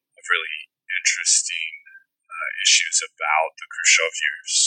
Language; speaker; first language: English; native; English